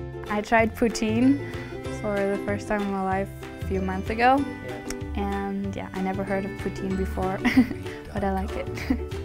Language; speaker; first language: English; non-native, fluent; German